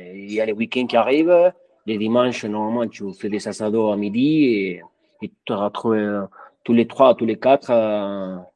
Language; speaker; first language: French; non-native, fluent; Spanish